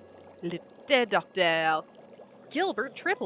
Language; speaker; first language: French; non-native, learner; English